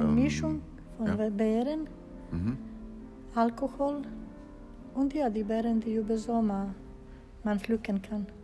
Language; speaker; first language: German; non-native, fluent; Serbian